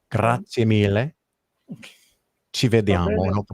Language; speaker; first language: Italian; non-native, learner; English